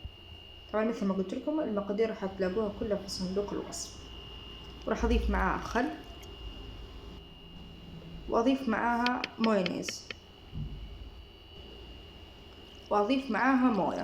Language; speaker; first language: Arabic; native; Arabic